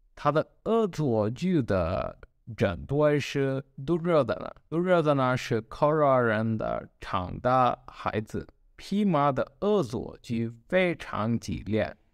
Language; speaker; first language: Chinese; non-native, learner; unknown